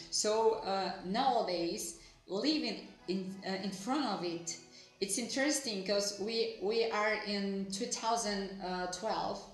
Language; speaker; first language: English; non-native, fluent; Portuguese